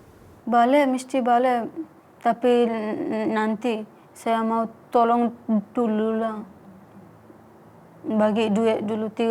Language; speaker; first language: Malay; non-native, learner; Bangla